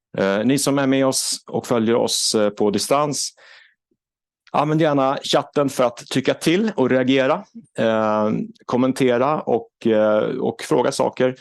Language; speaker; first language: Swedish; native; Swedish